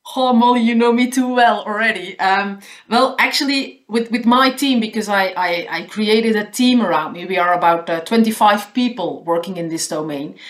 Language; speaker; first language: English; non-native, fluent; Dutch